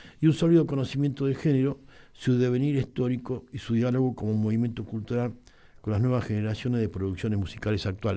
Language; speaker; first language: Spanish; native; Spanish